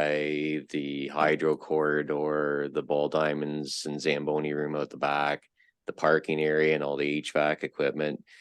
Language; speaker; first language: English; native; English